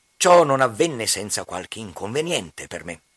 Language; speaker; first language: Italian; native; Italian